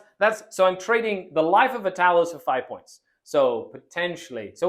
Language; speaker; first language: English; native; English